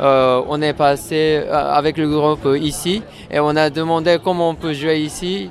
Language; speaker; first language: French; non-native, fluent; Japanese